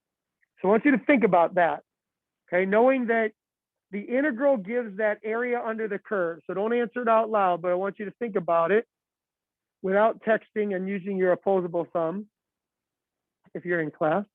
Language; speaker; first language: English; native; English